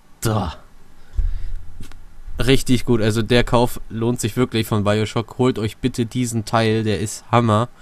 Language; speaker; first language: German; native; German